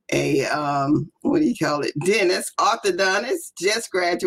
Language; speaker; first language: English; native; English